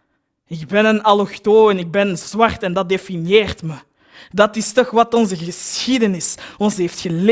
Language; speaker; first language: Dutch; early bilingual, other home language; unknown